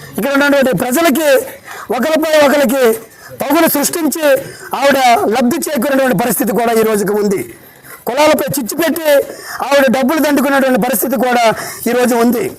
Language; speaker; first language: Telugu; native; Telugu